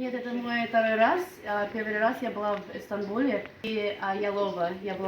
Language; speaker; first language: Russian; early bilingual, heritage; Russian